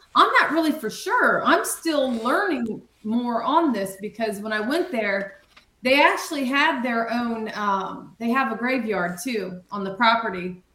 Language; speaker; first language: English; native; English